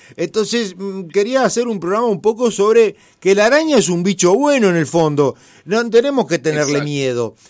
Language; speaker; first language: Spanish; non-native, fluent; Italian